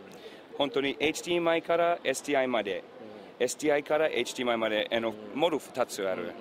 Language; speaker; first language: Japanese; non-native, learner; English